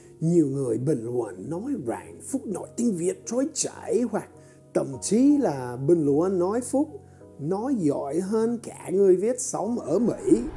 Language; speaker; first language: Vietnamese; non-native, fluent; English